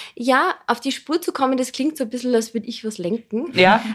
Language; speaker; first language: German; non-native, fluent; Serbian